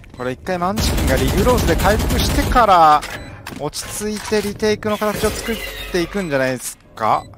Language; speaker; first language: Japanese; native; Japanese